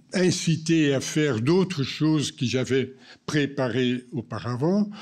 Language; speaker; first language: French; non-native, fluent; Dutch